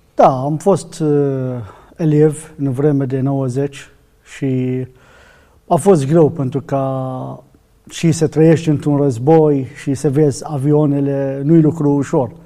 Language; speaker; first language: Romanian; non-native, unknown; Arabic